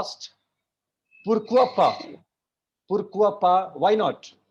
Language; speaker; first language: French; non-native, learner; Hindi